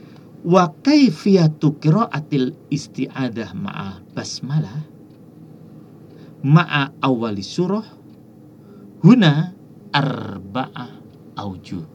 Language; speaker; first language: Arabic; non-native, fluent; Indonesian